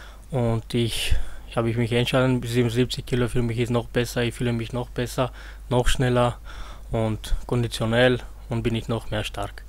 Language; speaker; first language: German; non-native, fluent; Armenian